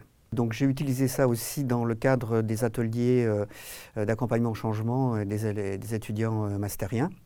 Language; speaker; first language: French; native; French